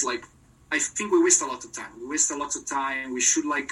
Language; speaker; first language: English; non-native, learner; Italian